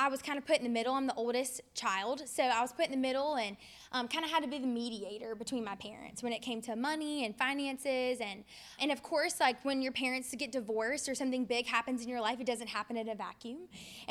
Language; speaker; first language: English; native; English